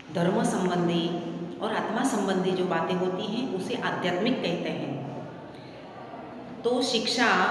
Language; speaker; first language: Hindi; non-native, local second language; Gujarati